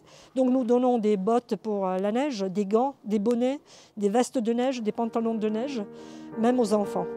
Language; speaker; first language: French; non-native, fluent; Italian